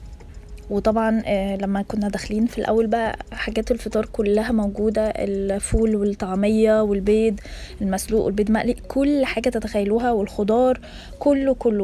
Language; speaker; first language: Arabic; native; Arabic